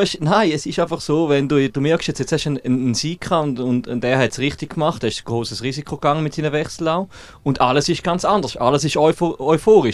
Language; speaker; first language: German; native; German